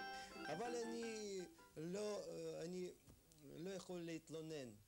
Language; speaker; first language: Hebrew; non-native, learner; Russian